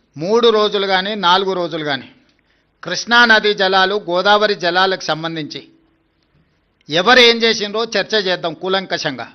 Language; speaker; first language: Telugu; native; Telugu